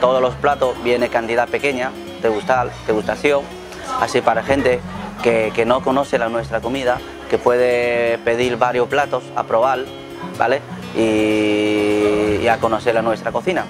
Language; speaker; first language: Spanish; non-native, learner; Chinese